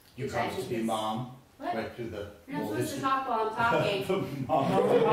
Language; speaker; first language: English; native; English